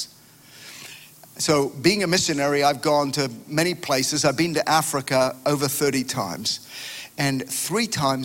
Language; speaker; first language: English; native; English